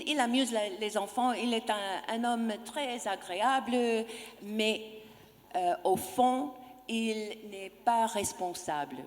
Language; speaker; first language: French; non-native, learner; English